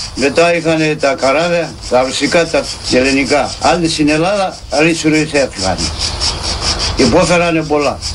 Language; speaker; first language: Greek; early bilingual, heritage; Greek